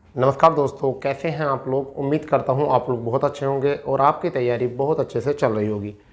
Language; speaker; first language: Hindi; native; Hindi